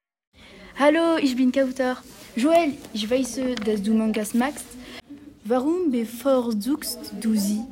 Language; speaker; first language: German; non-native, learner; French